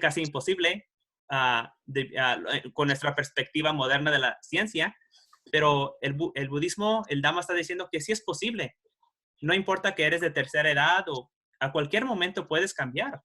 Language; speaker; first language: Spanish; early bilingual, heritage; Spanish